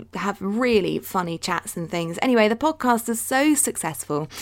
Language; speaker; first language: English; native; English